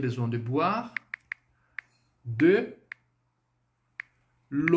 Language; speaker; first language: French; non-native, fluent; Portuguese